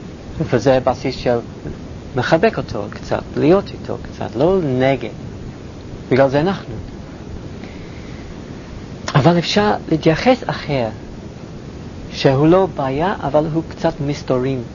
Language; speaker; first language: Hebrew; non-native, fluent; English